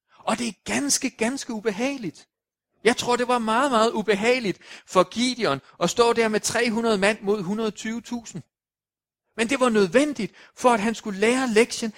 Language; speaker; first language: Danish; native; Danish